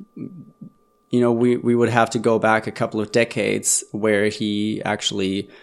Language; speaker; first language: English; non-native, fluent; German